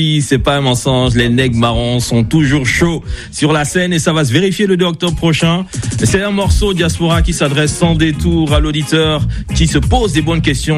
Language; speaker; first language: French; native; French